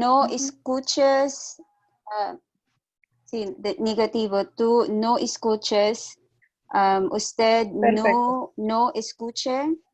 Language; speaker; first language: Spanish; non-native, learner; English